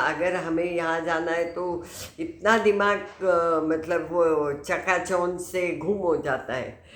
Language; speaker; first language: Hindi; non-native, local second language; Marathi